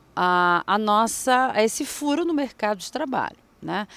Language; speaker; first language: Portuguese; native; Portuguese